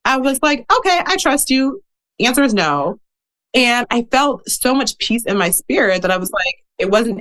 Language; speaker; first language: English; native; English